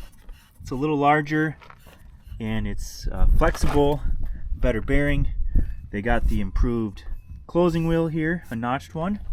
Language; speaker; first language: English; native; English